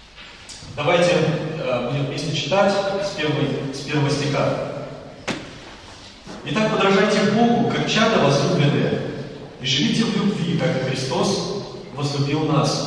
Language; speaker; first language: Russian; native; Russian